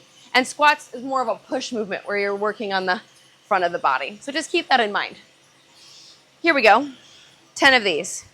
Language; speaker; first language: English; native; English